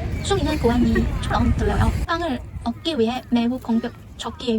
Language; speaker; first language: Korean; non-native, learner; Cantonese